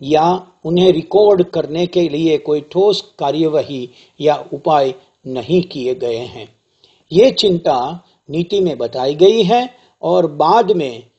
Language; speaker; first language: Hindi; non-native, local second language; Gujarati